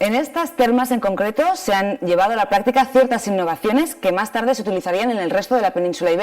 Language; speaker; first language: Spanish; native; Spanish